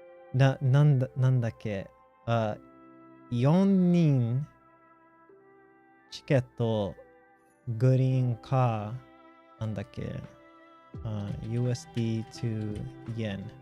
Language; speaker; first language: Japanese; non-native, learner; English